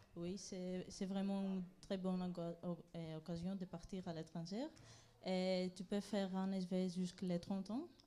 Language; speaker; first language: French; non-native, fluent; Greek